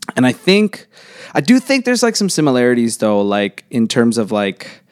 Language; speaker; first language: English; native; English